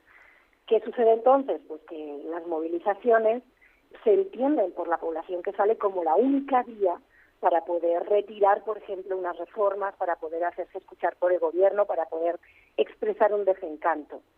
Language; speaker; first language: Spanish; native; Spanish